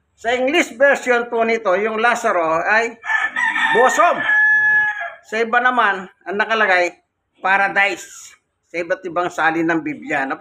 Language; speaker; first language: Filipino; non-native, local second language; Pampanga